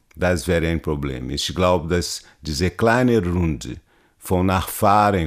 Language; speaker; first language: German; non-native, learner; Portuguese